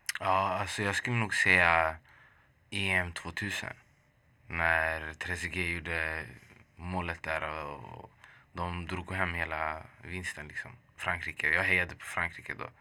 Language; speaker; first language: Swedish; early bilingual, other home language; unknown